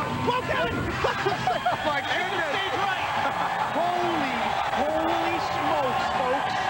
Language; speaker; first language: English; native; English